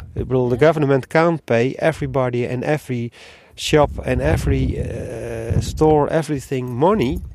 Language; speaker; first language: English; non-native, learner; Dutch